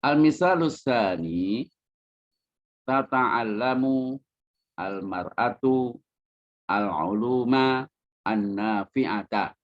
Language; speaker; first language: Arabic; non-native, fluent; Indonesian